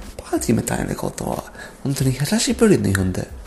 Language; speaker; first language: Japanese; non-native, learner; English